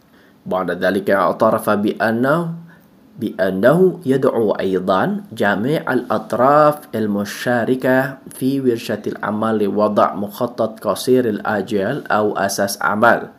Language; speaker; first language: Arabic; non-native, fluent; Indonesian